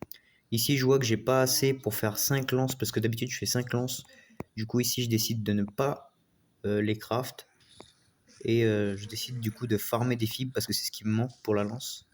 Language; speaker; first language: French; native; French